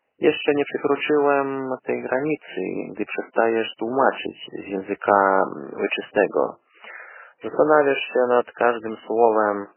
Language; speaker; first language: Polish; non-native, learner; Russian